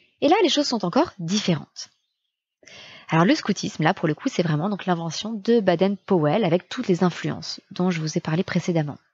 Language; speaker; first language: French; native; French